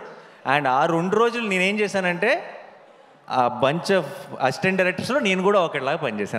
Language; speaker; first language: Telugu; native; Telugu